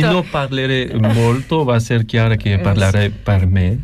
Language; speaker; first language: Italian; non-native, learner; French